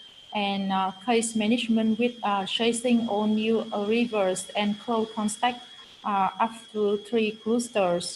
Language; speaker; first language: English; non-native, fluent; Vietnamese